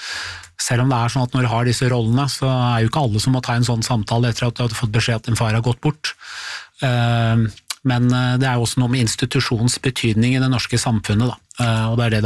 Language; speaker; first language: Norwegian; native; Norwegian